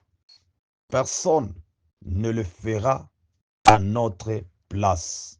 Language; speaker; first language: French; non-native, local second language; Swahili